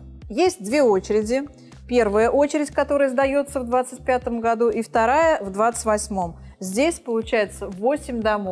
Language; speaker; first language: Russian; native; Russian